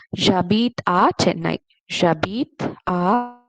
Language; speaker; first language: French; non-native, learner; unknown